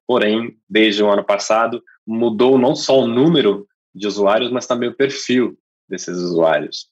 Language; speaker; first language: Portuguese; non-native, fluent; English